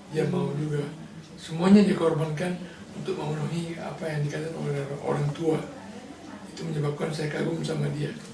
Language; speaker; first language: Indonesian; non-native, local second language; Balinese